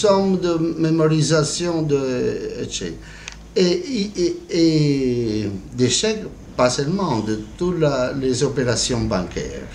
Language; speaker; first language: French; non-native, fluent; Italian